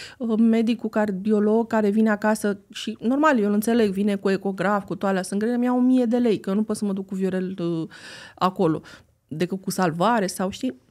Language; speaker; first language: Romanian; native; Romanian